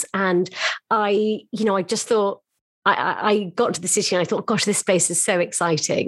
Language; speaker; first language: English; native; English